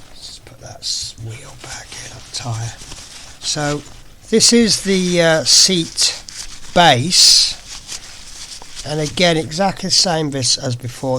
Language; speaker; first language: English; native; English